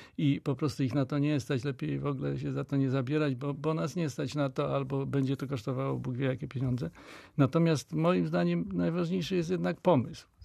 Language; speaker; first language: Polish; native; Polish